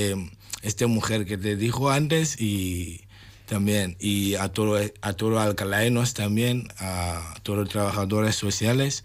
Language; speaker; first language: Spanish; non-native, learner; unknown